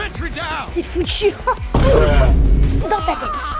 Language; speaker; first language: French; native; French